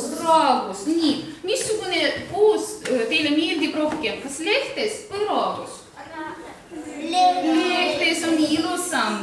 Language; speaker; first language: Estonian; non-native, local second language; Russian